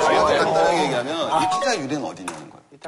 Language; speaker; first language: Korean; native; Korean